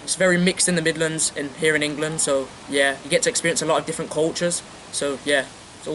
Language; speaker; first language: English; native; English